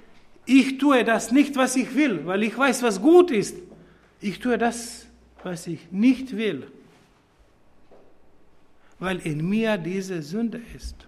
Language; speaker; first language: German; non-native, fluent; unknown